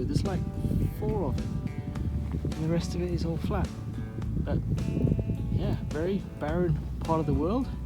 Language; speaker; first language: English; native; English